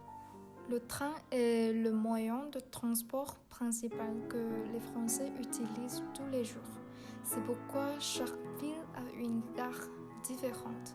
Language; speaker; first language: French; non-native, learner; Vietnamese